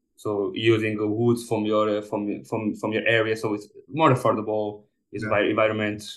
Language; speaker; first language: English; non-native, fluent; Portuguese